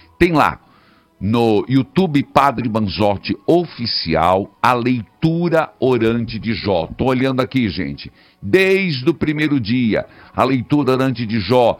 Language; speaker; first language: Portuguese; native; Portuguese